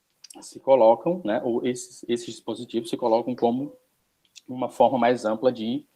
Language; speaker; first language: Portuguese; native; Portuguese